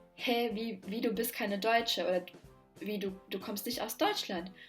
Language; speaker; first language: German; non-native, fluent; Latvian